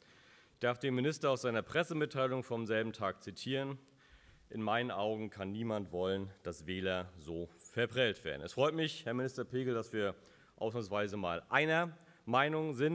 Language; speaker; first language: German; native; German